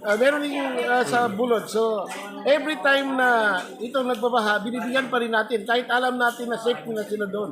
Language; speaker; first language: Filipino; non-native, local second language; Maguindanaon